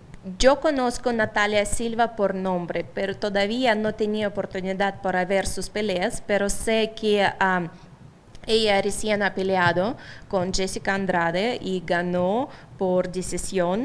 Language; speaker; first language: Spanish; non-native, fluent; Russian